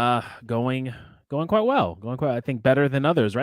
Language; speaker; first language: English; native; English